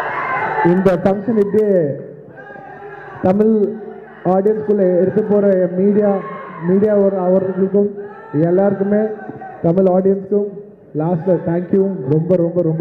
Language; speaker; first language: Tamil; non-native, local second language; Telugu